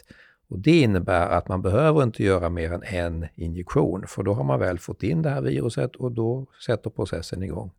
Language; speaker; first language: Swedish; native; Swedish